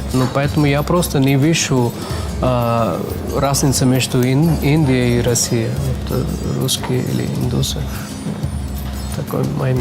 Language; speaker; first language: Russian; non-native, fluent; Tamil